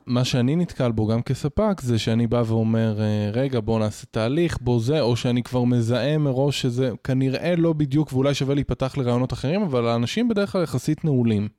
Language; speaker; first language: Hebrew; native; Hebrew